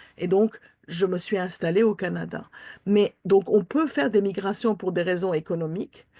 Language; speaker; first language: French; non-native, local second language; Armenian